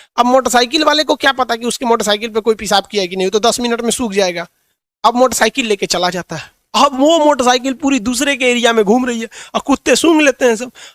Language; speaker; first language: Hindi; native; Hindi